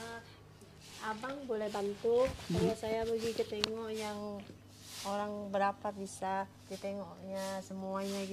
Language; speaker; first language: Indonesian; non-native, learner; Vietnamese